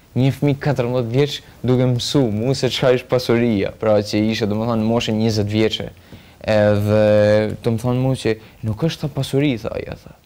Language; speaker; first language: Albanian; native; Albanian